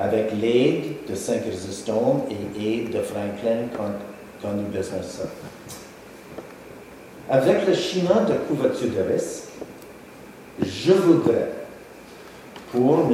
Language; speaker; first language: French; non-native, local second language; English